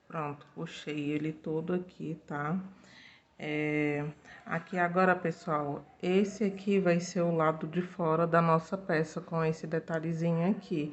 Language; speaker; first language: Portuguese; native; Portuguese